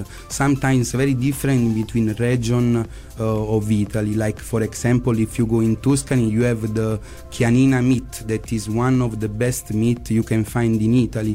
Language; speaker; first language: English; non-native, fluent; Italian